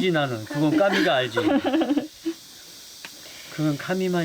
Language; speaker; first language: Korean; native; Korean